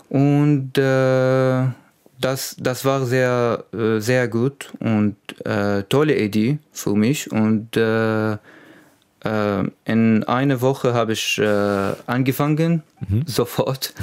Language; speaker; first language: German; non-native, learner; Arabic